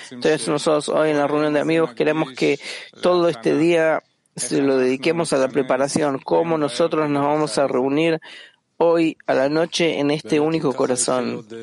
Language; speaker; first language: Spanish; non-native, fluent; Italian